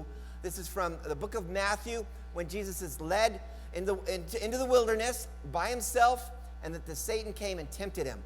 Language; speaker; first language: English; native; English